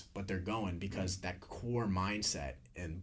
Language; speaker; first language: English; native; English